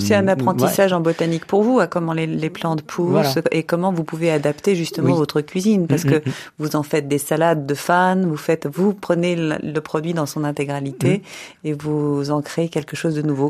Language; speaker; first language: French; native; French